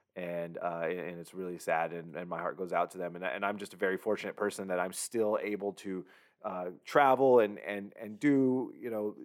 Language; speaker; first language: English; native; English